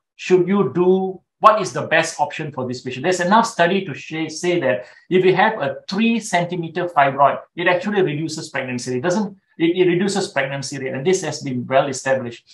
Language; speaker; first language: English; non-native, local second language; Tamil